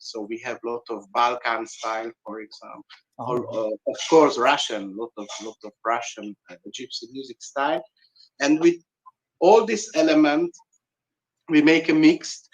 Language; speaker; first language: English; non-native, learner; Hungarian